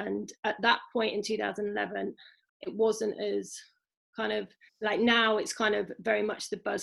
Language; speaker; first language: English; native; English